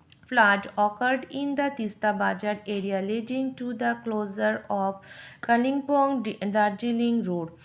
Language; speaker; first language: English; non-native, local second language; Bangla